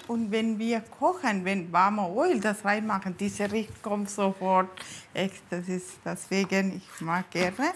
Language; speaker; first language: German; non-native, learner; Tamil